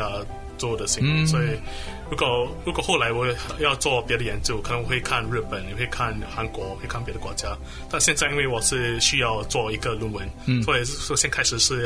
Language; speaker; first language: Chinese; non-native, local second language; English